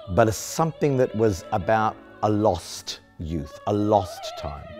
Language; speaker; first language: English; native; English